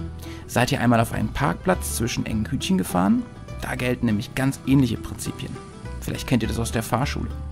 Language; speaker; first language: German; native; German